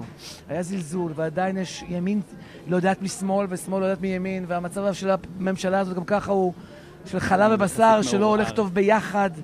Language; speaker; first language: Hebrew; native; Hebrew